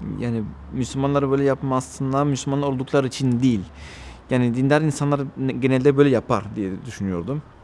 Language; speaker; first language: Turkish; non-native, fluent; Spanish